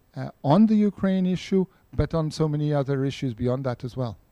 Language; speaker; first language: English; non-native, fluent; Portuguese